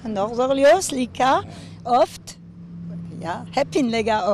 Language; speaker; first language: Icelandic; non-native, learner; French